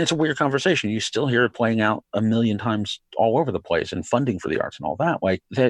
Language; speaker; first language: English; native; English